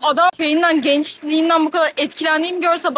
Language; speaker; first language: Turkish; native; Turkish